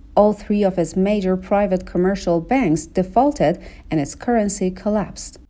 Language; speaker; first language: English; non-native, fluent; Persian